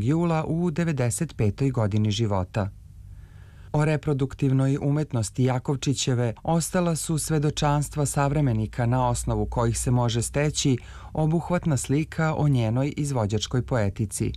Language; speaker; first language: Serbian; native; Serbian